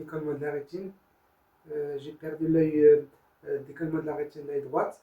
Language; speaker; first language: French; non-native, learner; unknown